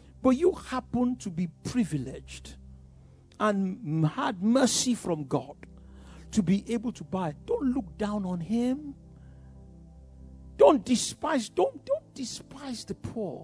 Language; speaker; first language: English; non-native, local second language; Yoruba